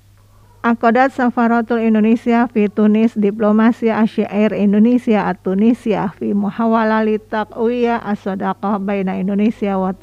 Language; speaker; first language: Arabic; non-native, fluent; Indonesian